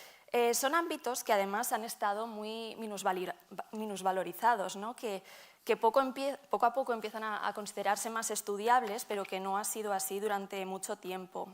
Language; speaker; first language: Spanish; native; Spanish